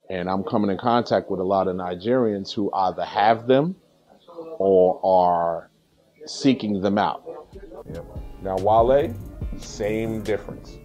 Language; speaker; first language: English; early bilingual, other home language; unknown